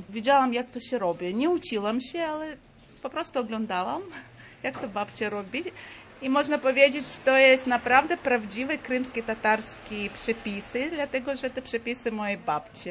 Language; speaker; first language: Polish; non-native, fluent; Crimean Tatar